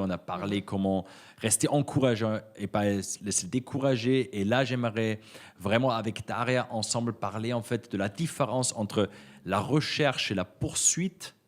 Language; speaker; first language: French; native; French